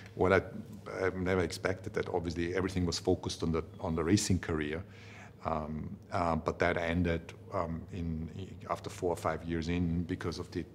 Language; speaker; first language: English; non-native, fluent; German